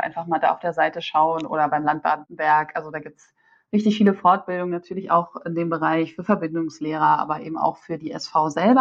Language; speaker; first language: German; native; German